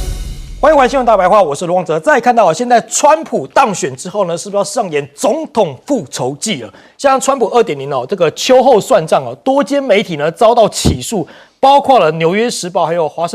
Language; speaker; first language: Chinese; native; Chinese